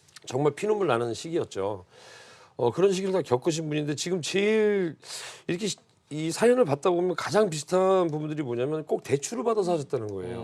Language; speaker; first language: Korean; native; Korean